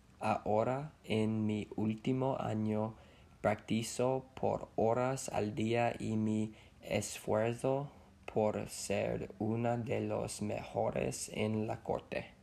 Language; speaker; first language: Spanish; non-native, learner; English